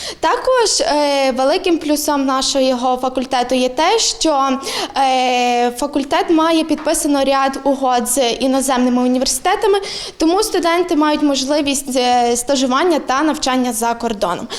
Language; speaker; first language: Ukrainian; native; Ukrainian